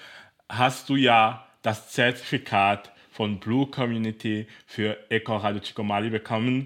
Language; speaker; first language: German; native; German